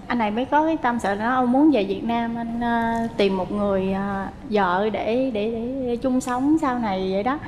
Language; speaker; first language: Vietnamese; native; Vietnamese